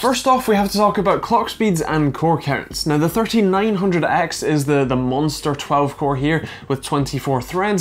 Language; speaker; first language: English; native; English